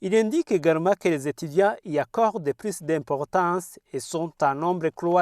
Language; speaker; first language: French; non-native, local second language; Rundi